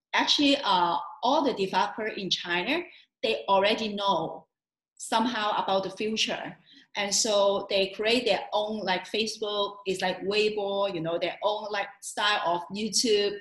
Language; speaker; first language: English; non-native, local second language; Cantonese